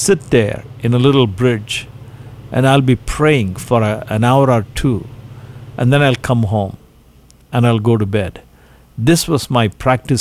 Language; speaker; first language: English; non-native, local second language; Tamil